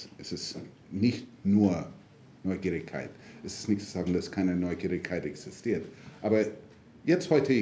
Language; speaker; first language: German; non-native, fluent; English